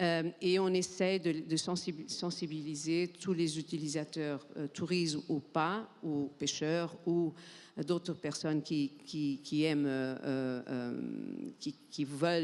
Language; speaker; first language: French; non-native, fluent; Portuguese